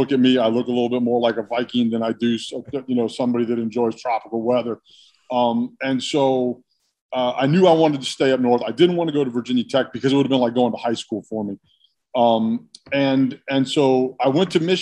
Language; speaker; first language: English; native; English